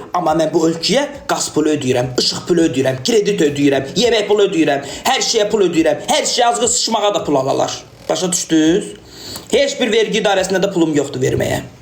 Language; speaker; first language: Azerbaijani; native; Azerbaijani